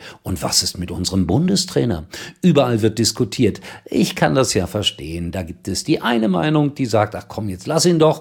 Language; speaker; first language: German; native; German